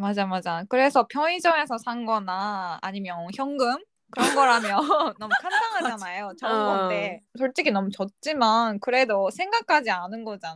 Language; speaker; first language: Korean; non-native, fluent; Japanese